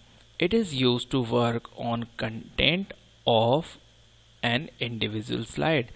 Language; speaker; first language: English; non-native, local second language; Hindi